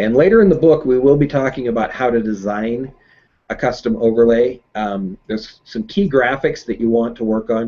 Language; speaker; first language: English; native; English